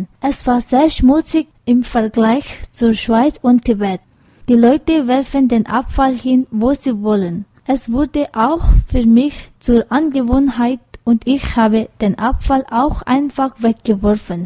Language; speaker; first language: German; non-native, learner; Tibetan